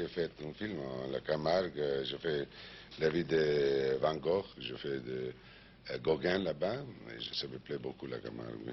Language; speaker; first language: French; non-native, learner; Spanish